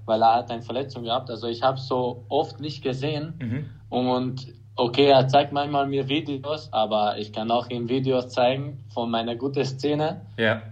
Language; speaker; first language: German; non-native, fluent; Hungarian